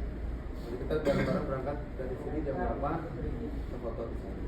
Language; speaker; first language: Indonesian; native; Indonesian